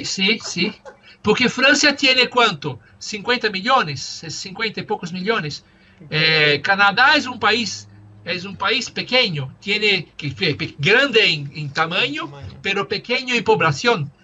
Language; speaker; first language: Spanish; non-native, fluent; Portuguese